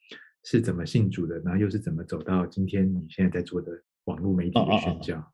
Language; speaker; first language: Chinese; native; Chinese